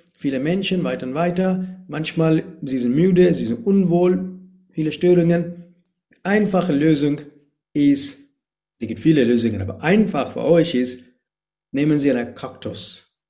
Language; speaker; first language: German; non-native, fluent; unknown